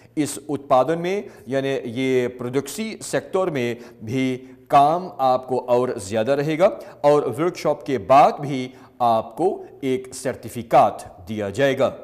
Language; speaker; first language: Hindi; early bilingual, heritage; Hindi